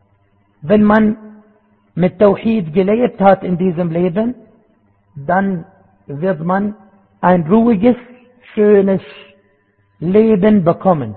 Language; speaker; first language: German; non-native, fluent; Arabic